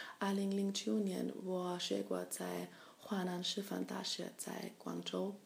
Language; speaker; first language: Chinese; non-native, learner; German